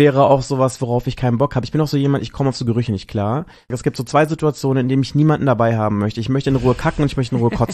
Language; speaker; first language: German; native; German